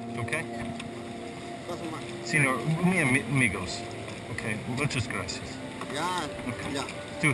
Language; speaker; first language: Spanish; non-native, learner; English